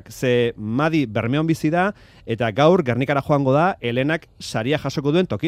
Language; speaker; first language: Basque; native; Basque